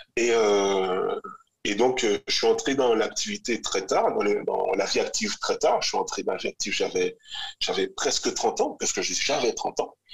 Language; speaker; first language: French; native; French